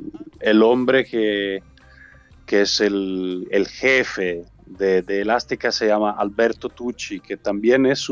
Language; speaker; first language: Spanish; non-native, learner; Italian